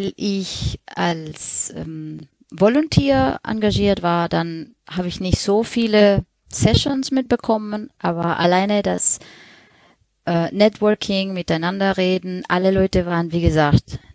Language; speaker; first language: German; non-native, fluent; Spanish